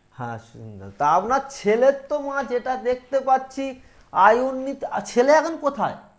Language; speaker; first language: Bangla; native; Bangla